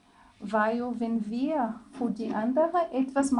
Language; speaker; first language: German; non-native, learner; Portuguese